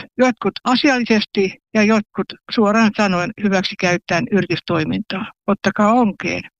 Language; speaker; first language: Finnish; native; Finnish